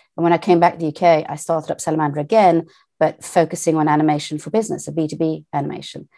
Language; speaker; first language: English; native; English